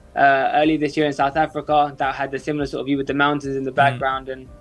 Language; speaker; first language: English; native; English